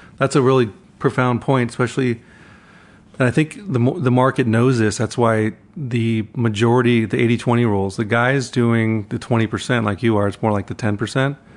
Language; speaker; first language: English; native; English